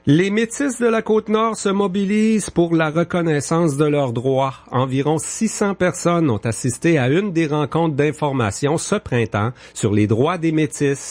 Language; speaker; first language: French; native; French